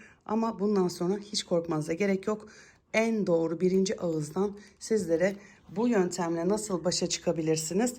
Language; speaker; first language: Turkish; native; Turkish